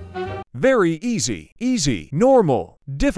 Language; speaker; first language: English; native; English